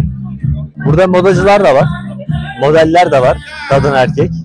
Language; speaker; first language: Turkish; native; Turkish